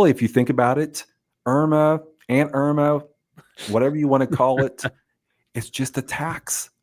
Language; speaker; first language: English; native; English